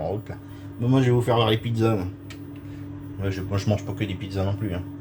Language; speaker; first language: French; native; French